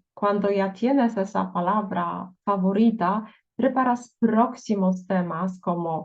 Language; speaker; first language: Spanish; non-native, fluent; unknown